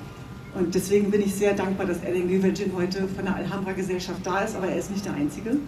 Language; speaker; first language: German; native; German